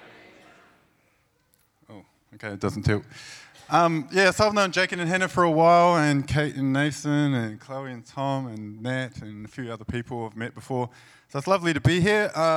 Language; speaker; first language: English; native; English